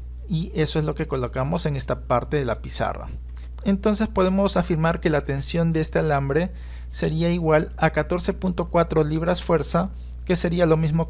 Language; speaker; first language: Spanish; native; Spanish